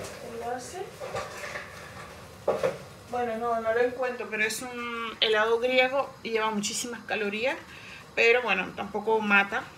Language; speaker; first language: Spanish; non-native, fluent; Georgian